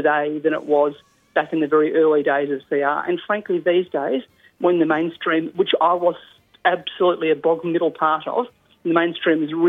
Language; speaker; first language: English; native; English